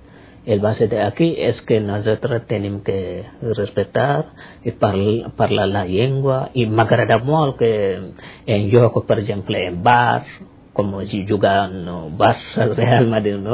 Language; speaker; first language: Catalan; non-native, learner; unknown